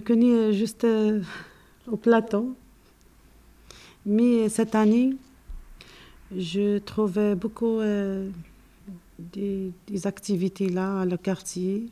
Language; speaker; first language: French; non-native, learner; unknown